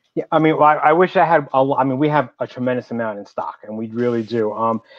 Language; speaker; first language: English; native; English